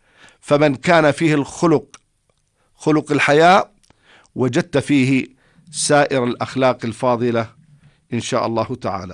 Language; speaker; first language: Arabic; native; Arabic